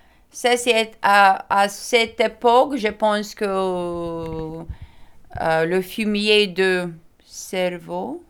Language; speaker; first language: French; non-native, learner; Lithuanian